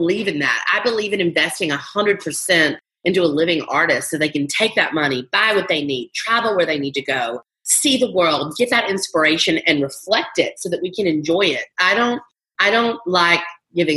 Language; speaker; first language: English; native; English